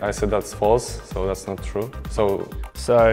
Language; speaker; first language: English; non-native, fluent; Polish